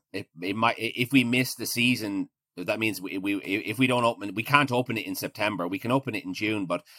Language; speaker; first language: English; native; English